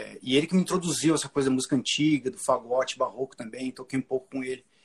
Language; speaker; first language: Portuguese; native; Portuguese